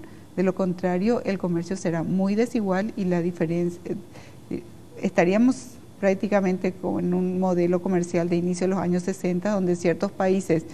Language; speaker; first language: Spanish; native; Spanish